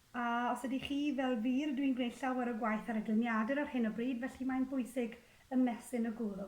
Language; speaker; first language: Welsh; native; Welsh